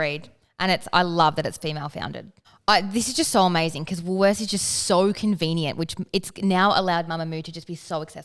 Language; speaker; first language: English; native; English